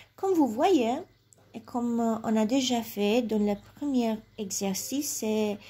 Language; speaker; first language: French; non-native, fluent; Albanian